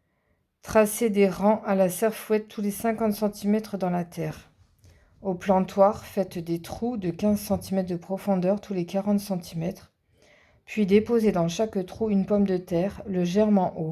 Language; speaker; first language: French; native; French